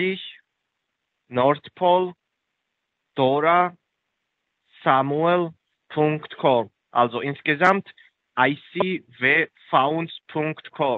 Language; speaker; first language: German; non-native, fluent; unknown